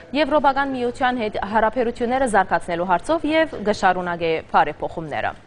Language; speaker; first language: Armenian; native; Armenian